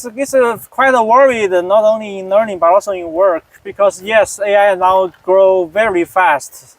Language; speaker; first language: English; non-native, fluent; Chinese